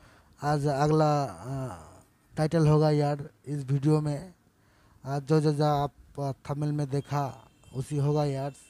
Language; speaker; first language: Hindi; non-native, learner; Bangla